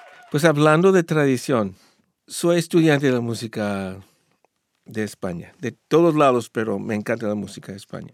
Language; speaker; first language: Spanish; non-native, learner; English